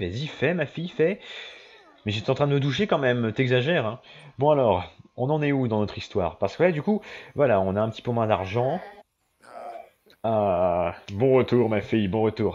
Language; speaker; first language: French; native; French